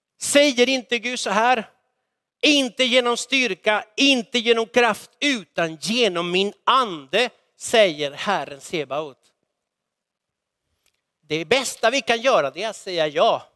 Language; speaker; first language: Swedish; non-native, fluent; Spanish